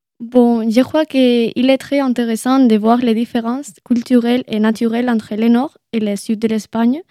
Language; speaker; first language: French; non-native, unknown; Spanish